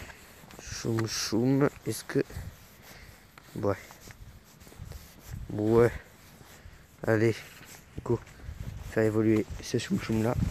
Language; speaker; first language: French; native; French